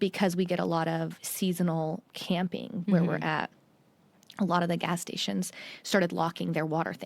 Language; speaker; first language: English; native; English